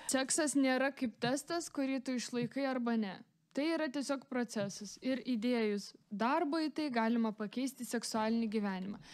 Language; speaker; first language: Lithuanian; non-native, local second language; Polish